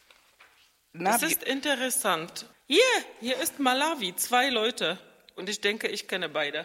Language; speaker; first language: German; non-native, fluent; Czech